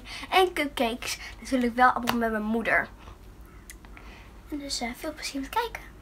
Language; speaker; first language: Dutch; native; Dutch